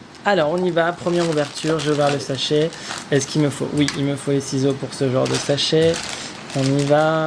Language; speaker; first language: French; native; French